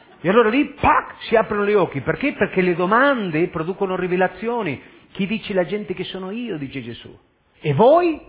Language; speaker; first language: Italian; non-native, fluent; Spanish